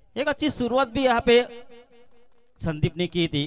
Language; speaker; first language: Hindi; non-native, local second language; Marathi